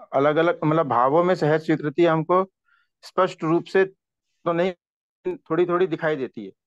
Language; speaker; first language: Hindi; native; Hindi